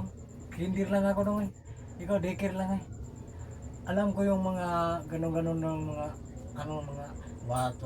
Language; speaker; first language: Filipino; non-native, local second language; Cebuano